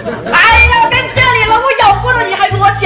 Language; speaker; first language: Chinese; native; Chinese